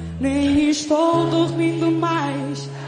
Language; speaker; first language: Portuguese; native; Portuguese